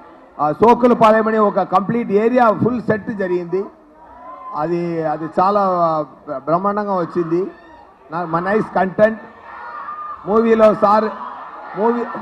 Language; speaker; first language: Telugu; non-native, learner; Tamil